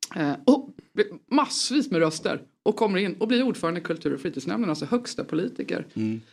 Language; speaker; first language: Swedish; native; Swedish